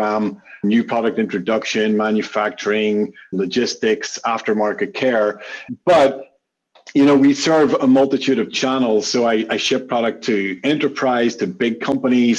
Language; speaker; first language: English; native; English